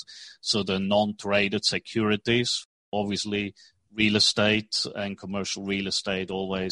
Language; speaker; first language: English; non-native, fluent; Swiss German